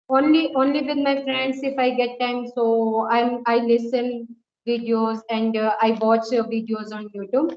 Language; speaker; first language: English; non-native, local second language; Hindi